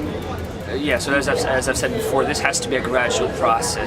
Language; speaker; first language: English; non-native, fluent; Russian